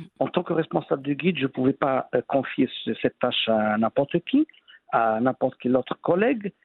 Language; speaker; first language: French; non-native, local second language; Arabic